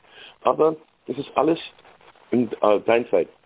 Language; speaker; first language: German; non-native, learner; English